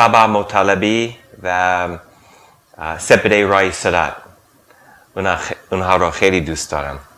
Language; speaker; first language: Persian; non-native, fluent; English